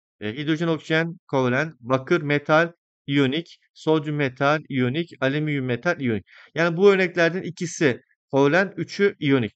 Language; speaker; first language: Turkish; native; Turkish